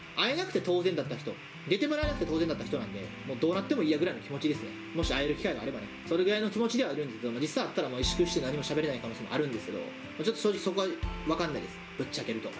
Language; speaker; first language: Japanese; native; Japanese